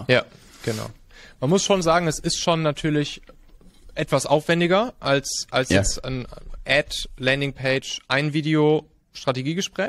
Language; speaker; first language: German; native; German